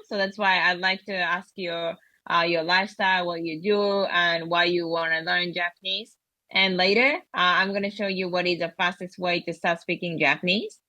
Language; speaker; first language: English; non-native, learner; Japanese